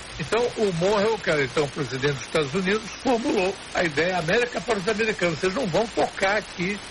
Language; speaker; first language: Portuguese; native; Portuguese